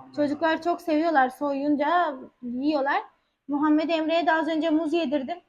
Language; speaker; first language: Turkish; native; Turkish